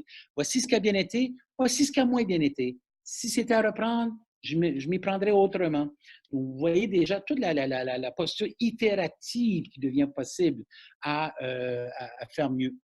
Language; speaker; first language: French; native; French